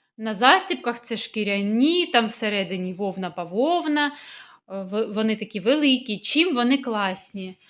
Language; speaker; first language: Ukrainian; non-native, local second language; Russian